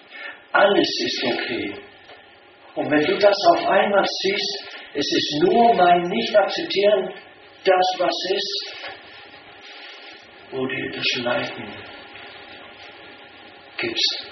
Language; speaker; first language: German; non-native, fluent; Danish